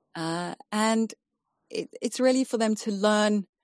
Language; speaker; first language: English; native; English